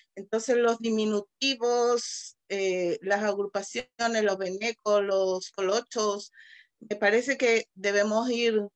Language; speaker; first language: Spanish; native; Spanish